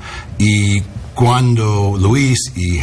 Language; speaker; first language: Spanish; non-native, learner; English